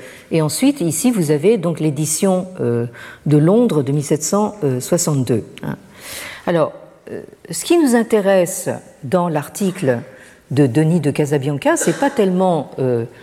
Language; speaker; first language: French; native; French